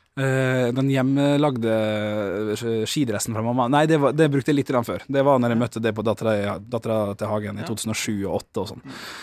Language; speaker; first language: Norwegian; native; Norwegian